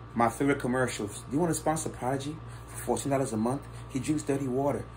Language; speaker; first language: English; non-native, local second language; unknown